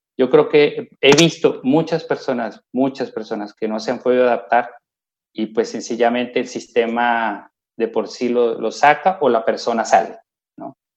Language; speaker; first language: Spanish; native; Spanish